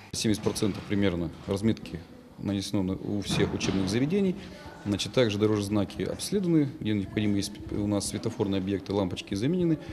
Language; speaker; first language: Russian; native; Russian